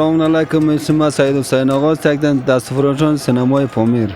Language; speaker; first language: Persian; native; Persian